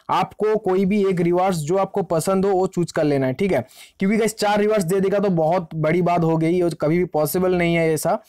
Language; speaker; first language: Hindi; native; Hindi